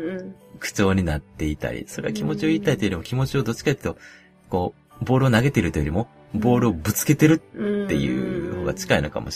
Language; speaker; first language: Japanese; native; Japanese